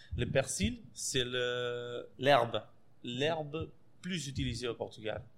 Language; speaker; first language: French; non-native, fluent; Portuguese